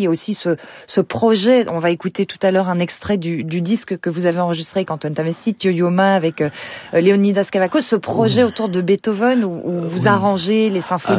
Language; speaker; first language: French; native; French